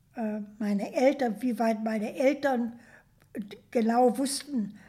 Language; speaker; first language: German; native; German